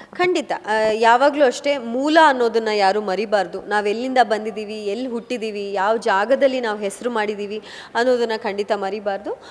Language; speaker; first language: Kannada; non-native, local second language; Kodava